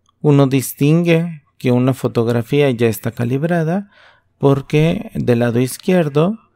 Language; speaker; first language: Spanish; native; Spanish